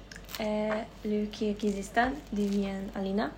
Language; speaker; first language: French; non-native, learner; Hungarian